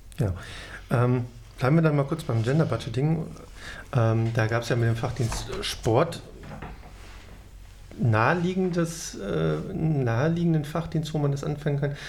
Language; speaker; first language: German; native; German